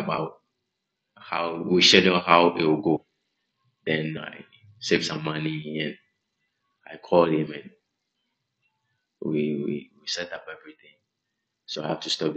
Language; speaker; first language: English; non-native, local second language; Ewe